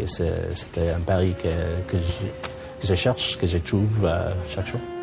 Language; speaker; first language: French; non-native, fluent; English